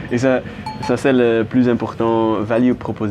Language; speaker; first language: French; non-native, learner; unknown